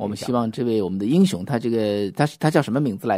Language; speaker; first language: Chinese; native; Chinese